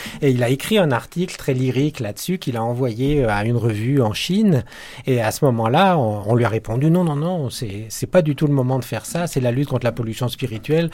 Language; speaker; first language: French; native; French